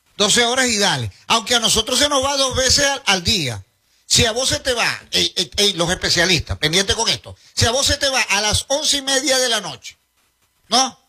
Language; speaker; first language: Spanish; native; Spanish